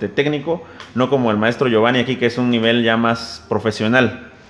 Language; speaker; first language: Spanish; native; Spanish